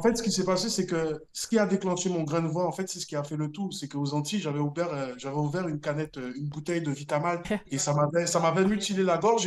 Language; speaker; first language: French; native; French